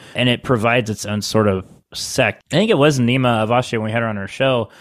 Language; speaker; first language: English; native; English